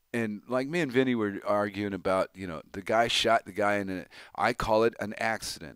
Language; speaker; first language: English; native; English